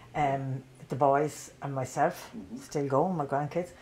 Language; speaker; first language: English; native; English